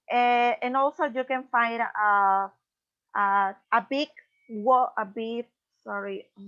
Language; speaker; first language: English; non-native, learner; Spanish